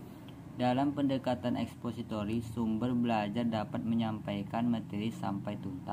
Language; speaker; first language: Indonesian; native; Indonesian